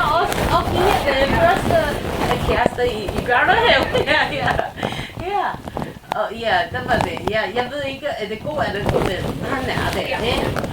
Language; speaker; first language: Danish; non-native, learner; Chinese